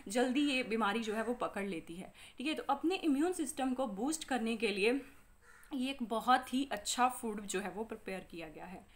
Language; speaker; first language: Hindi; non-native, local second language; Punjabi